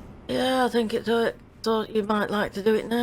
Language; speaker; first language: English; native; English